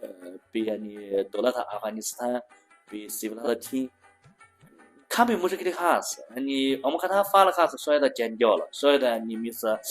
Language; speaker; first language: Persian; non-native, learner; Chinese